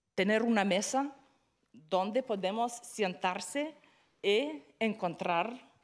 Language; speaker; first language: Spanish; non-native, fluent; Lithuanian